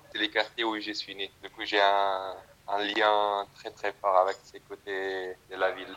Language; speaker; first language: French; non-native, fluent; Italian